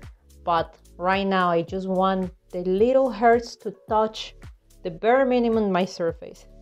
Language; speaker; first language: English; non-native, fluent; Spanish